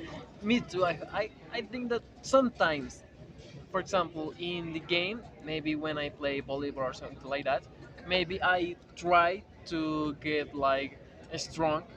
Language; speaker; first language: English; non-native, learner; Spanish